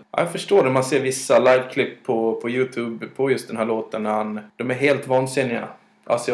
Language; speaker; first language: Swedish; native; Swedish